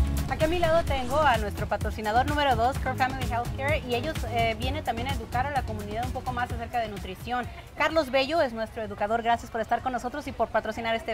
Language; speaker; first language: Spanish; native; Spanish